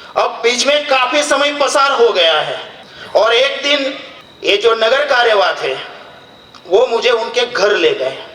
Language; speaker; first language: Hindi; non-native, local second language; Gujarati